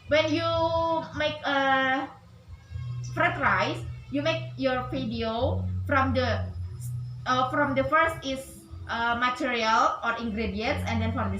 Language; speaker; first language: English; non-native, learner; Indonesian